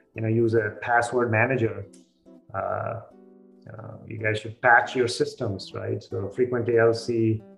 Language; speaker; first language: English; non-native, local second language; Hindi